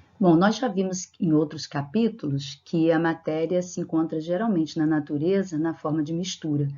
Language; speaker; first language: Portuguese; native; Portuguese